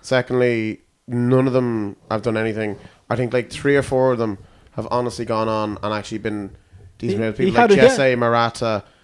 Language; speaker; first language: English; native; English